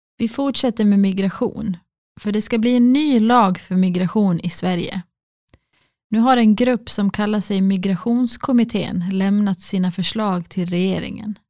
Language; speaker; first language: Swedish; native; Swedish